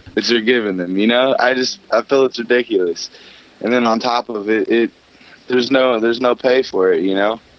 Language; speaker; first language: English; native; English